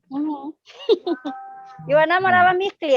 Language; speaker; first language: Portuguese; non-native, learner; Spanish